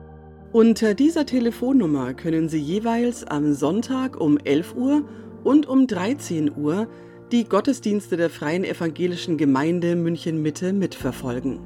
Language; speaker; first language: German; native; German